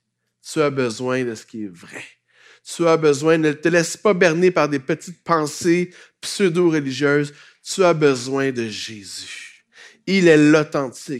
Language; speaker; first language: French; native; French